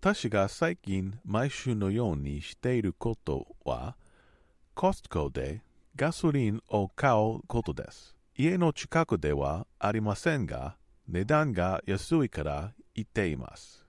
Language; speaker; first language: Japanese; non-native, learner; English